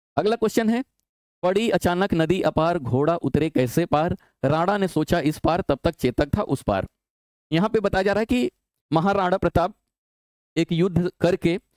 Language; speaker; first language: Hindi; native; Hindi